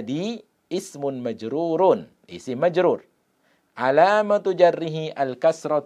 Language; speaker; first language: Arabic; non-native, fluent; Indonesian